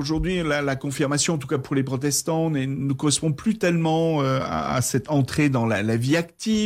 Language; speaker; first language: French; native; French